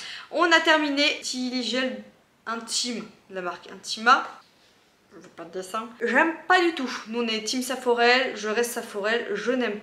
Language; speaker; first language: French; native; French